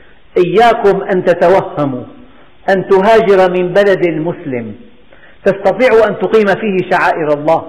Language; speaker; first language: Arabic; native; Arabic